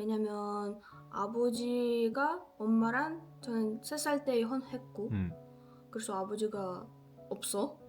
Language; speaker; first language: Korean; non-native, fluent; Russian